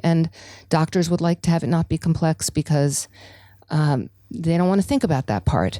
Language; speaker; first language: English; native; English